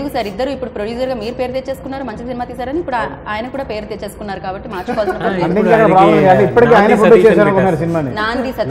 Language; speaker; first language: Telugu; native; Telugu